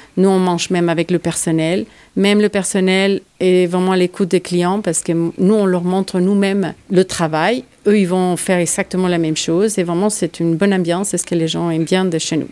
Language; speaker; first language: French; non-native, fluent; Spanish